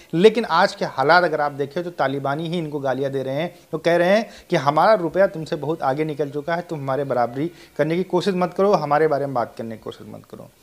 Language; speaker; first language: Hindi; native; Hindi